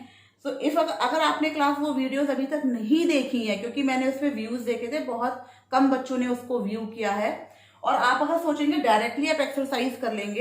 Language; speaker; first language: Hindi; native; Hindi